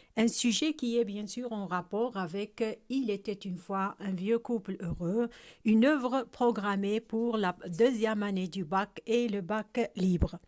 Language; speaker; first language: French; non-native, local second language; Arabic